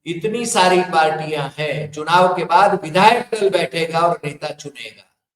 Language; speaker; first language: Hindi; non-native, local second language; Gujarati